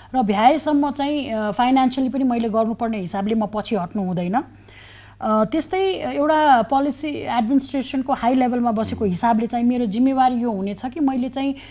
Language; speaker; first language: Nepali; native; Nepali